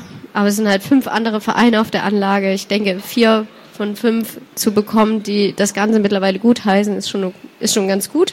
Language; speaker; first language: German; native; German